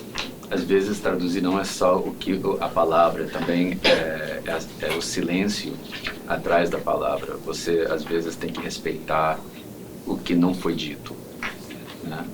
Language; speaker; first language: Portuguese; non-native, fluent; English